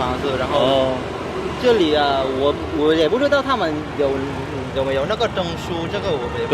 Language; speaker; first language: Chinese; non-native, fluent; Vietnamese